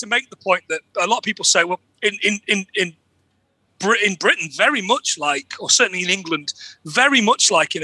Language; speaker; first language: English; native; English